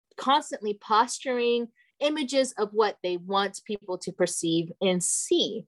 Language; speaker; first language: English; early bilingual, other home language; Portuguese